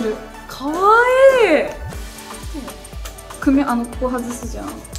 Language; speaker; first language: Japanese; native; Japanese